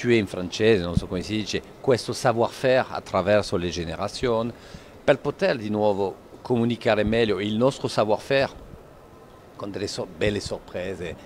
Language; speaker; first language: Italian; non-native, fluent; French